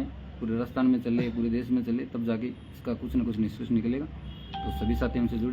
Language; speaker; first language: Hindi; native; Hindi